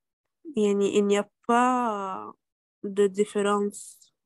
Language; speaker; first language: French; non-native, learner; Arabic